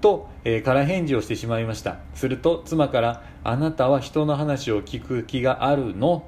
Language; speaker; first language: Japanese; native; Japanese